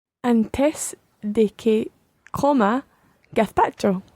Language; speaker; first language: Spanish; non-native, learner; English